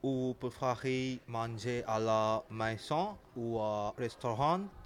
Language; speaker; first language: French; non-native, learner; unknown